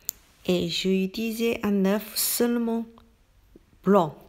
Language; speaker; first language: French; non-native, learner; Chinese